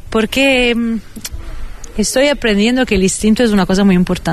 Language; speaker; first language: Spanish; non-native, fluent; Italian